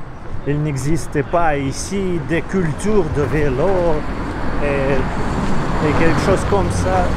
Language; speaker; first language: French; non-native, learner; Russian